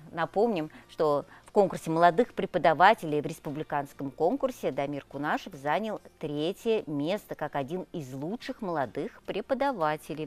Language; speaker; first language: Russian; native; Russian